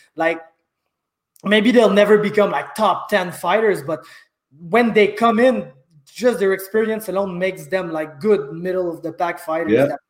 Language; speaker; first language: English; native; English